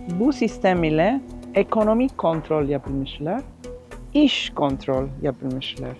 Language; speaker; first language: Turkish; non-native, learner; Italian